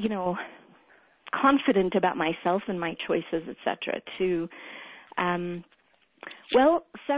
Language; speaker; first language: English; early bilingual, other home language; Hebrew